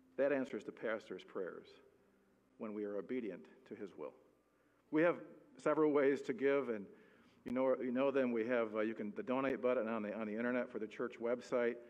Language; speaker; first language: English; native; English